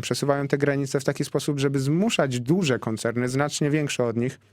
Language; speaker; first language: Polish; native; Polish